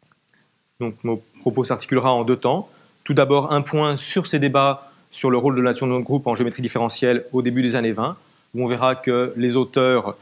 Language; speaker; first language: French; native; French